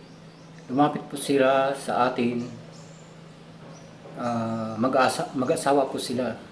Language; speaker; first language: Filipino; native; Filipino